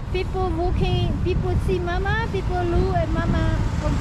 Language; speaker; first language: English; non-native, learner; Hmong